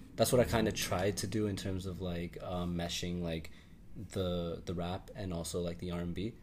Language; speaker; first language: English; native; English